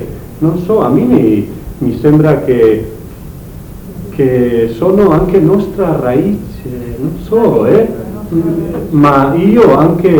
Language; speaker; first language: Italian; non-native, learner; Spanish